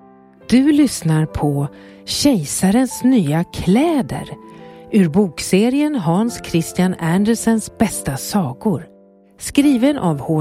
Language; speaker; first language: Swedish; native; Swedish